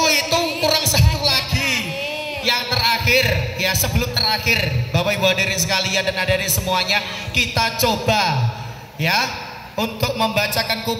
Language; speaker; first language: Indonesian; non-native, local second language; Javanese